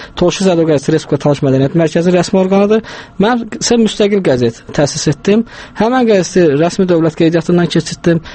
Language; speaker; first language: Azerbaijani; non-native, local second language; Talysh